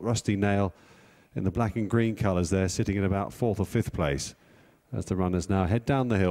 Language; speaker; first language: English; native; English